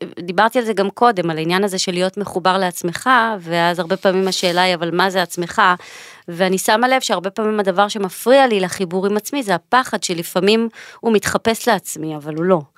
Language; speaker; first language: Hebrew; native; Hebrew